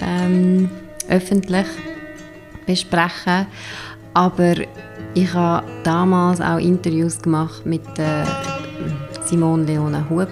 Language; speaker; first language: German; native; German